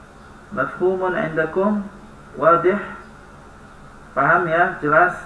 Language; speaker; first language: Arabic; non-native, fluent; Indonesian